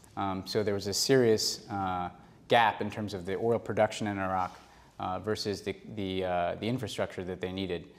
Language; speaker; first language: English; native; English